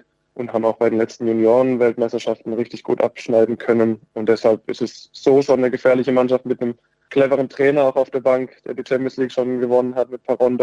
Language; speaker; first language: German; native; German